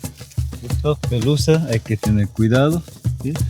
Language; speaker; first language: Spanish; non-native, local second language; Quechua